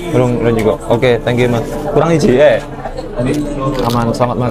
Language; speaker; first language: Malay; non-native, local second language; Javanese